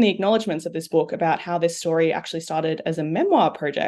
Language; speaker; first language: English; native; English